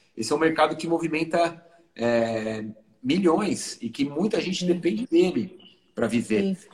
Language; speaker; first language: Portuguese; native; Portuguese